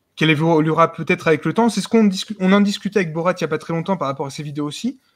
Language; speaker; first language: French; native; French